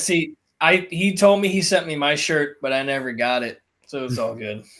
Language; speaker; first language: English; native; English